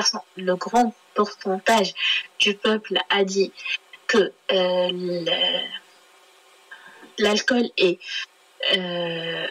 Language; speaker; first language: French; non-native, learner; Arabic